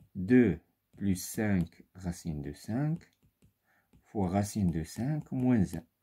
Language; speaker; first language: French; non-native, local second language; Arabic